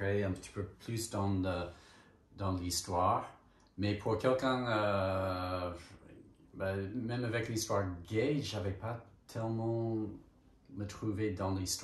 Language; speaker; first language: French; non-native, fluent; English